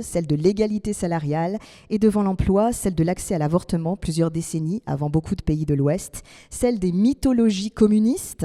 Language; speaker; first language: French; native; French